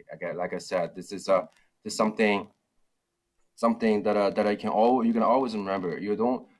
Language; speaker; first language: English; non-native, fluent; Chinese